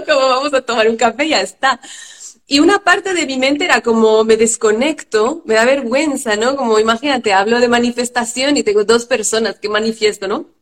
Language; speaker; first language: Spanish; non-native, fluent; French